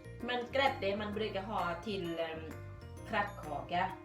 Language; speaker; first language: Swedish; non-native, learner; Thai